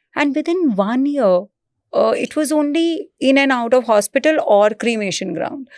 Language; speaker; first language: English; non-native, local second language; Punjabi